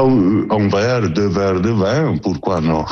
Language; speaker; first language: French; non-native, learner; Italian